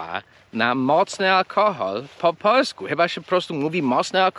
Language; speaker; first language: Polish; early bilingual, heritage; English